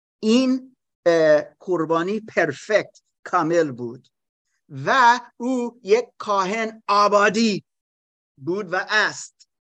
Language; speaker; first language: Persian; non-native, learner; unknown